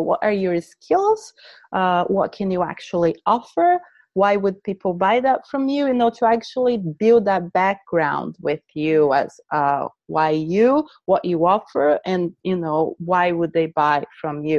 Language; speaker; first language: English; non-native, fluent; Portuguese